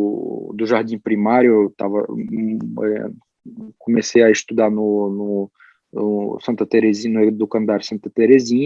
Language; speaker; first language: Portuguese; early bilingual, heritage; Portuguese